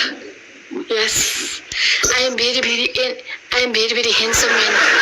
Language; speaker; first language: English; non-native, learner; Nepali